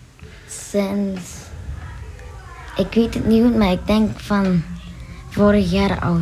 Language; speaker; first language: Dutch; early bilingual, other home language; Turkish